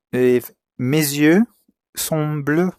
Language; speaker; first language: French; non-native, learner; English